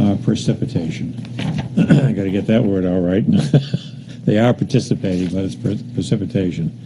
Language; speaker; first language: English; native; English